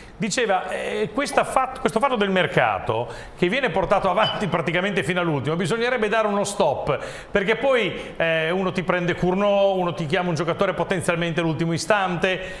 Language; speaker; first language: Italian; native; Italian